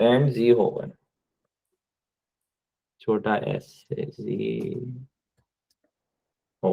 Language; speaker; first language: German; non-native, fluent; Hindi